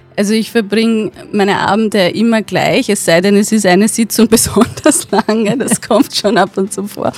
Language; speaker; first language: German; native; German